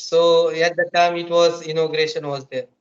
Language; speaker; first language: English; non-native, local second language; Marathi